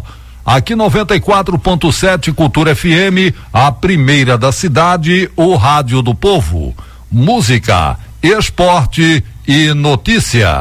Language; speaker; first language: Portuguese; native; Portuguese